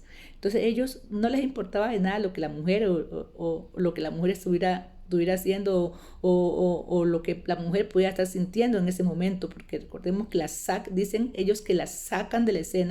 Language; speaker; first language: Spanish; native; Spanish